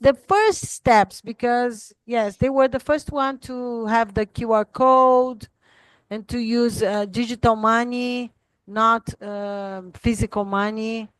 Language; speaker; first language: English; non-native, fluent; Portuguese